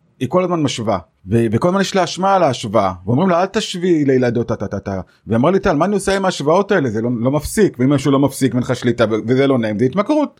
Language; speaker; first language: Hebrew; native; Hebrew